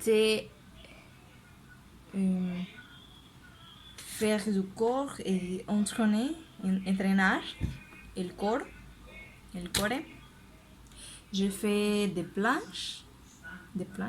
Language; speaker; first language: French; non-native, learner; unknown